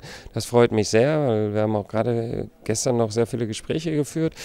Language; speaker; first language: German; native; German